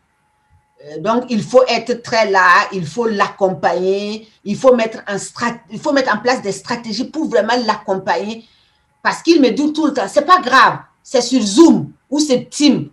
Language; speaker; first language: French; non-native, local second language; Mossi